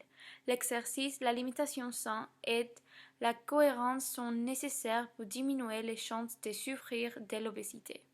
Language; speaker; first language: French; non-native, learner; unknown